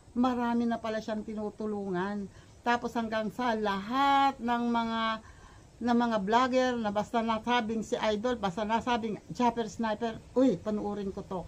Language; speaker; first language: Filipino; native; Filipino